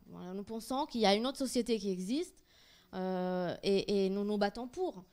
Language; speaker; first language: French; native; French